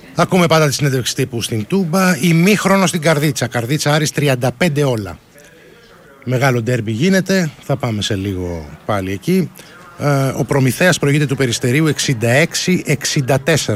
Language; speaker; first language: Greek; native; Greek